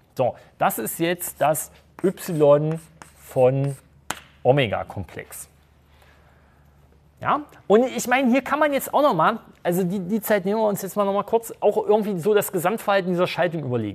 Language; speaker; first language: German; native; German